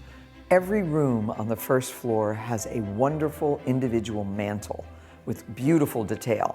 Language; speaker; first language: English; native; English